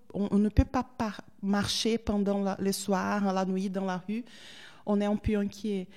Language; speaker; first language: French; non-native, fluent; Portuguese